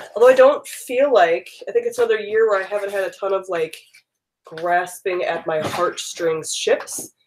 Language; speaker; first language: English; native; English